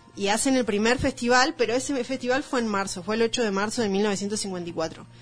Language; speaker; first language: Spanish; native; Spanish